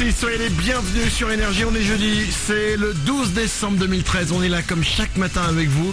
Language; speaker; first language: French; native; French